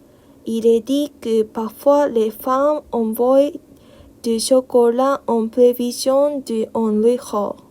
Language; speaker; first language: French; non-native, learner; Japanese